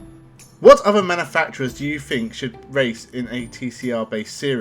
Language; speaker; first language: English; native; English